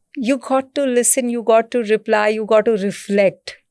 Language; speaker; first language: English; non-native, local second language; Punjabi